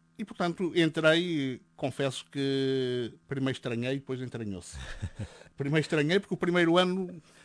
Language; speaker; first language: Portuguese; native; Portuguese